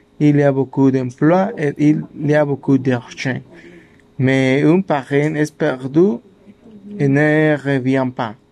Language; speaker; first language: French; non-native, learner; Spanish